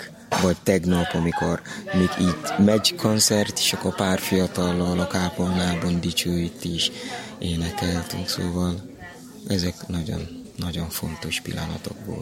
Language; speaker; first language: Hungarian; non-native, learner; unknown